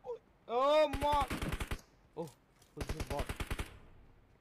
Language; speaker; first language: English; non-native, local second language; Hindi